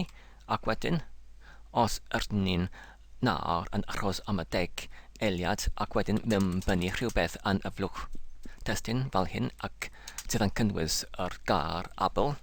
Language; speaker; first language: Welsh; non-native, learner; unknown